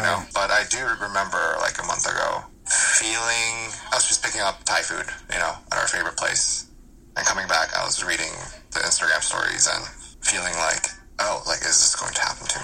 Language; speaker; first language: English; early bilingual, other home language; Korean